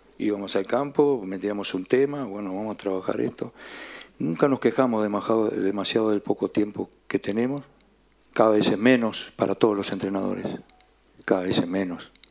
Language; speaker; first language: Spanish; native; Spanish